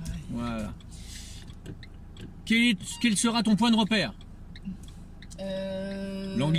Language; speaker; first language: French; native; French